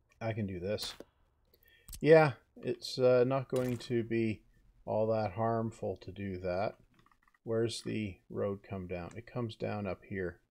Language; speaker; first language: English; native; English